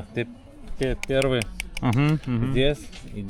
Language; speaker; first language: Russian; non-native, learner; Lithuanian